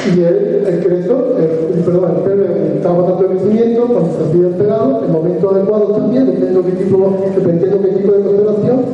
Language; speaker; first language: Spanish; native; Spanish